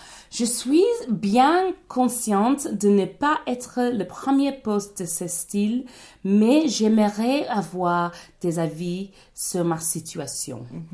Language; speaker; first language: French; non-native, learner; English